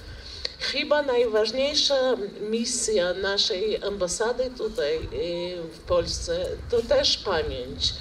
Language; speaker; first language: Polish; non-native, learner; Russian